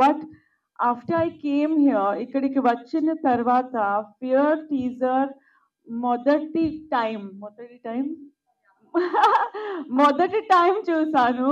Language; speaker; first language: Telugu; non-native, local second language; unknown